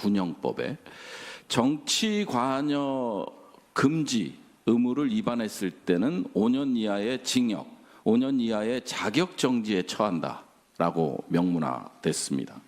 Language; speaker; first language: Korean; native; Korean